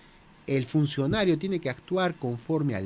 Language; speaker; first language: Spanish; native; Spanish